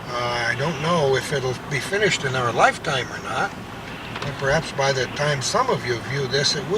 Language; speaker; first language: English; native; English